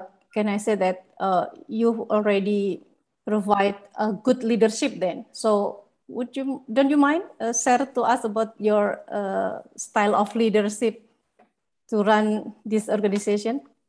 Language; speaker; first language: English; non-native, fluent; Indonesian